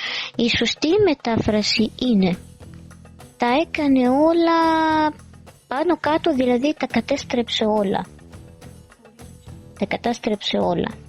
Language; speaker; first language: Greek; non-native, fluent; Arabic